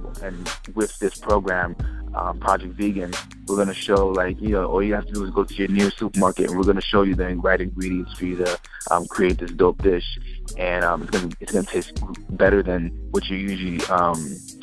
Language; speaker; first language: English; native; English